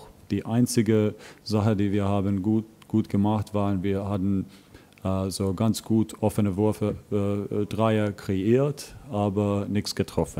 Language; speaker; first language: German; non-native, fluent; Finnish